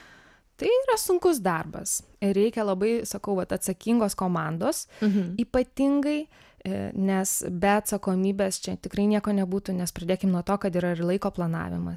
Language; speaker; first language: Lithuanian; native; Lithuanian